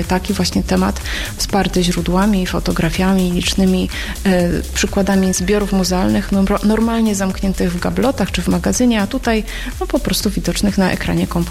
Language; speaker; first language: Polish; native; Polish